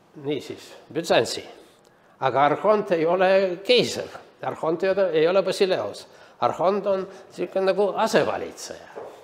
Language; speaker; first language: Estonian; native; Estonian